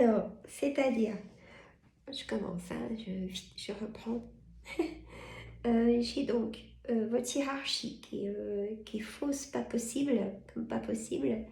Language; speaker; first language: French; native; French